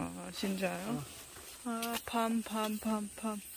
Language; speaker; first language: Korean; non-native, learner; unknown